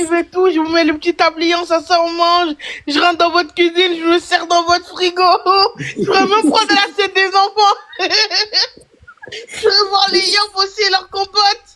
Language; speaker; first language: French; native; French